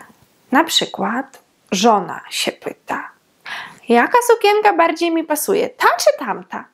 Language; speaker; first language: Polish; non-native, fluent; Ukrainian